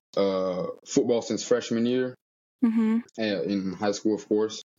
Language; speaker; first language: English; early bilingual, other home language; Portuguese